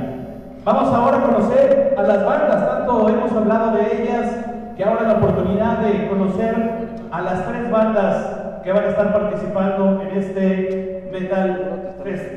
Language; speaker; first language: Spanish; native; Spanish